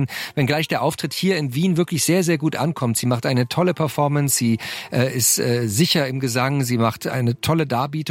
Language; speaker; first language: German; native; German